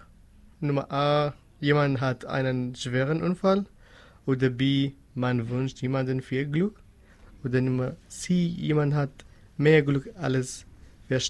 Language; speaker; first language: German; non-native, learner; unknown